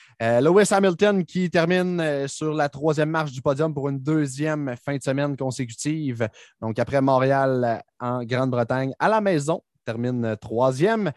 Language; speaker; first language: French; native; French